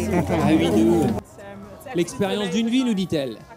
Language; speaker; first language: French; native; French